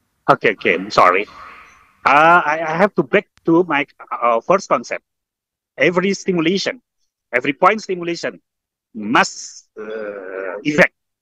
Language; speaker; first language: English; non-native, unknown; Indonesian